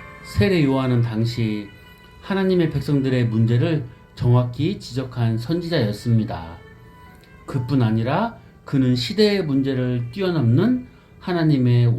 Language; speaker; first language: Korean; native; Korean